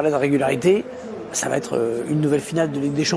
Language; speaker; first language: French; native; French